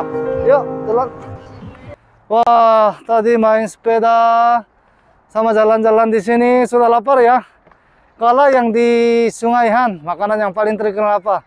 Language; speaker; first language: Indonesian; non-native, fluent; Korean